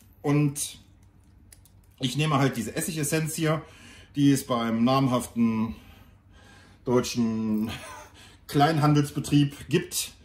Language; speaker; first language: German; native; German